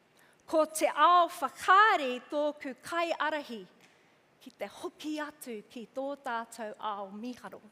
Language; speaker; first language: Māori; non-native, local second language; English